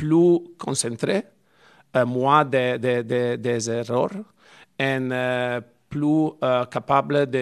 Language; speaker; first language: French; non-native, learner; Italian